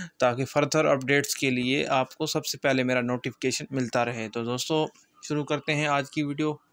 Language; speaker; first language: Urdu; native; Urdu